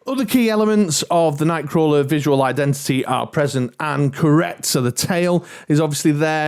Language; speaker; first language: English; native; English